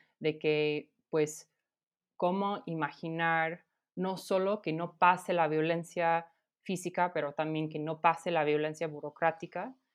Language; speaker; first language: Spanish; non-native, fluent; English